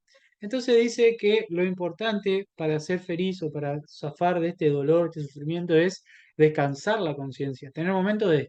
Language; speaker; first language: Spanish; native; Spanish